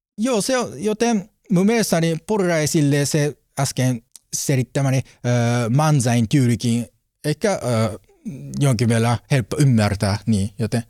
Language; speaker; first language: Finnish; non-native, learner; Japanese